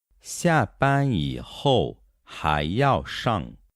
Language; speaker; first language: Chinese; non-native, fluent; Portuguese